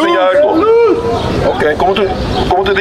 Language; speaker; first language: Spanish; early bilingual, heritage; Spanish